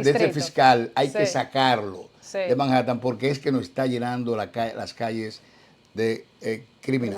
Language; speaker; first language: Spanish; native; Spanish